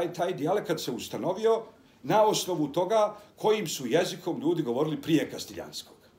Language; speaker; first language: Serbian; native; Serbian